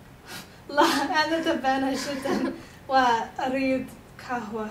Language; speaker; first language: Arabic; non-native, learner; English